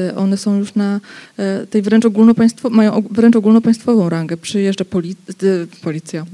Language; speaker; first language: Polish; non-native, local second language; Rusyn